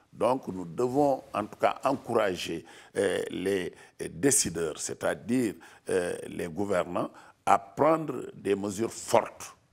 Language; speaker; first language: French; non-native, local second language; Wolof